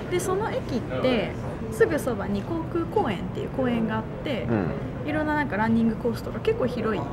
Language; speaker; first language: Japanese; native; Japanese